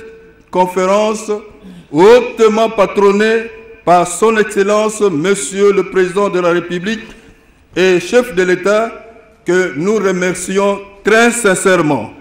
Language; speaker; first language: French; non-native, local second language; Lingala